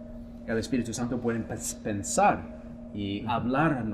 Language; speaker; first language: Spanish; non-native, fluent; English